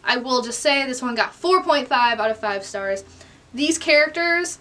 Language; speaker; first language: English; native; English